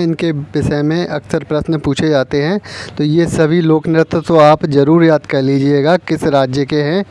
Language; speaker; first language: Hindi; native; Hindi